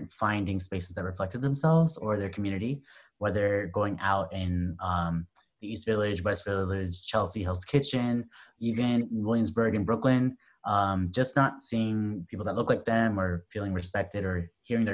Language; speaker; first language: English; native; English